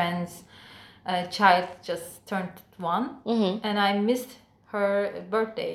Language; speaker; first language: English; non-native, fluent; Turkish